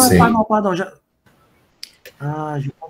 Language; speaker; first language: French; non-native, fluent; Portuguese